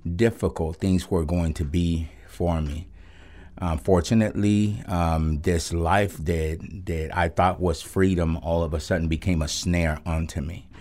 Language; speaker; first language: English; early bilingual, other home language; Spanish